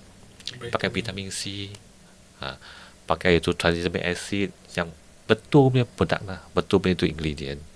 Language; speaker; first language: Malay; non-native, local second language; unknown